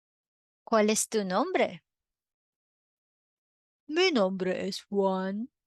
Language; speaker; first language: Spanish; non-native, fluent; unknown